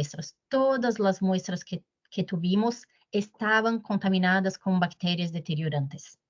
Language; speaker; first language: Spanish; non-native, fluent; Portuguese